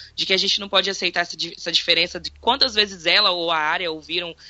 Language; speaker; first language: Portuguese; native; Portuguese